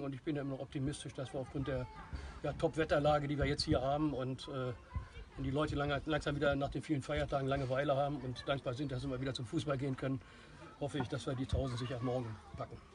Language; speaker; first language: German; native; German